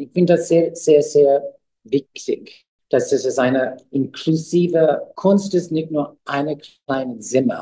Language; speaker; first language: German; non-native, learner; English